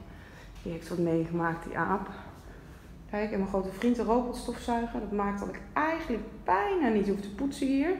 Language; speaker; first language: Dutch; native; Dutch